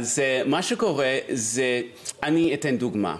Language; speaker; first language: Hebrew; non-native, fluent; English